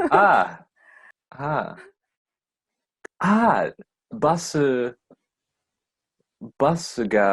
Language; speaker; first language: Japanese; non-native, learner; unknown